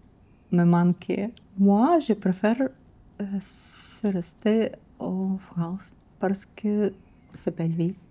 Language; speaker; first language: French; non-native, learner; Ukrainian